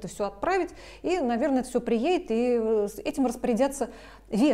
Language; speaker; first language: Russian; native; Russian